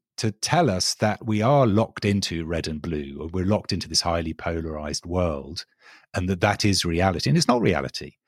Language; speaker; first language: English; native; English